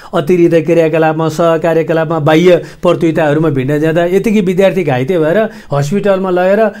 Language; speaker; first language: Nepali; native; Nepali